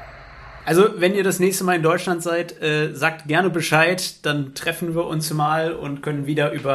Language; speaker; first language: German; native; German